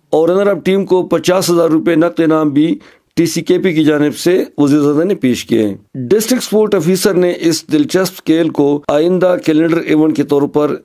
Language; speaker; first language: Urdu; non-native, local second language; Khowar